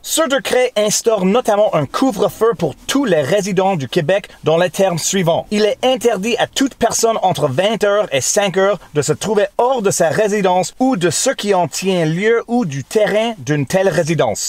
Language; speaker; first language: French; non-native, local second language; English